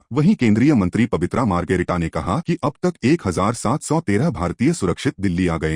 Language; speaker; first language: Hindi; native; Hindi